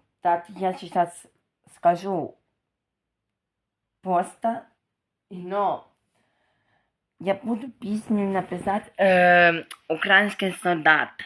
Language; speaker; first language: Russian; non-native, local second language; Ukrainian